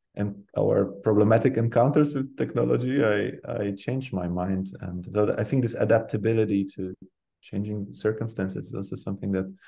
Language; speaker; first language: English; non-native, fluent; Polish